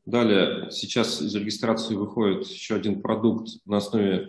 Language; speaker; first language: Russian; native; Russian